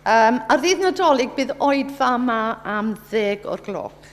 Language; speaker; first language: Welsh; native; Welsh